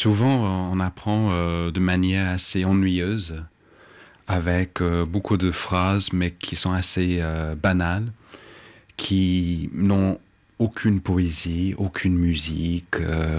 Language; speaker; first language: French; non-native, fluent; English